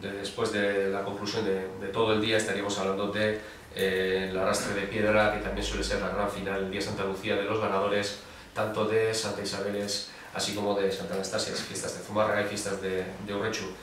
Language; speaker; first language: Spanish; non-native, local second language; Basque